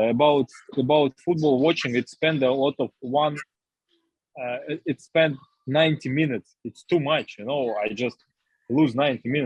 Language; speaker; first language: English; non-native, learner; Russian